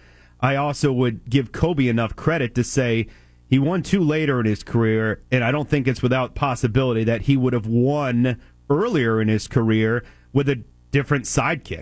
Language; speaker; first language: English; native; English